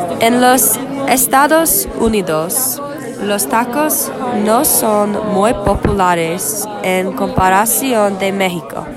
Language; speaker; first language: Spanish; non-native, learner; English